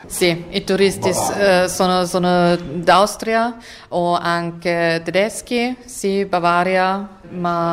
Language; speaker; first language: Italian; non-native, learner; German